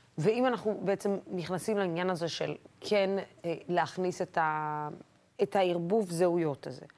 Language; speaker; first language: Hebrew; non-native, local second language; Arabic